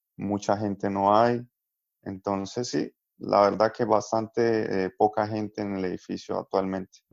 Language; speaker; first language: Spanish; native; Spanish